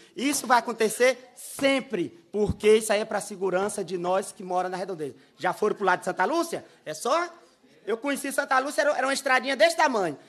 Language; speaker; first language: Portuguese; native; Portuguese